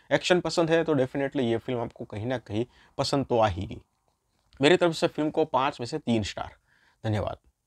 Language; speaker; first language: Hindi; non-native, local second language; Gujarati